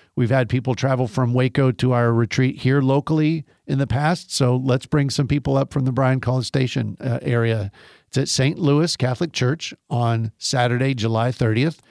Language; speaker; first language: English; native; English